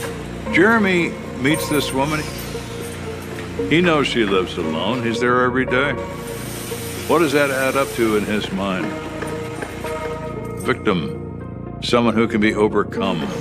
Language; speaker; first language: English; native; English